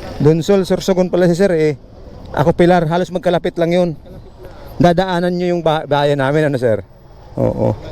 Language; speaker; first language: Filipino; non-native, local second language; Bikol